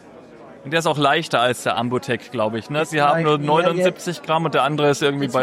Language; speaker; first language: German; native; German